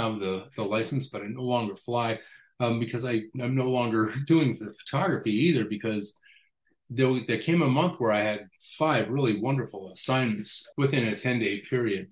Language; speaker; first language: English; native; English